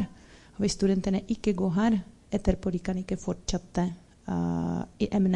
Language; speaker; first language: Norwegian; non-native, learner; Czech